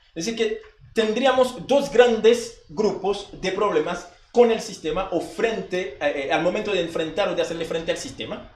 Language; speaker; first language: Spanish; non-native, fluent; Haitian Creole